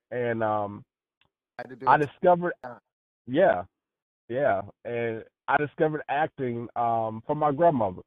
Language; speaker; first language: English; native; English